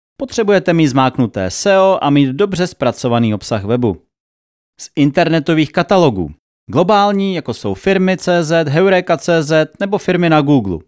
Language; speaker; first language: Czech; native; Czech